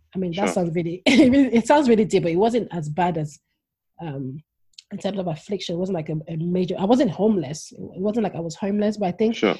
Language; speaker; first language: English; non-native, local second language; Yoruba